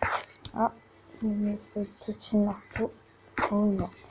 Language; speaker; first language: French; native; French